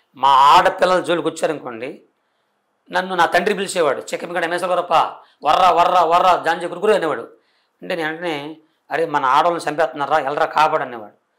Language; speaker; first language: Telugu; non-native, local second language; Koya